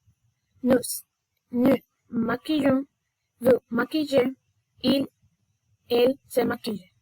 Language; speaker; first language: French; non-native, learner; Spanish